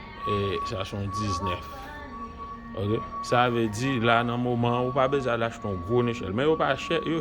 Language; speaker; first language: French; non-native, learner; Haitian Creole